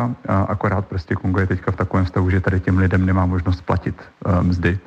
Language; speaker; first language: Czech; native; Czech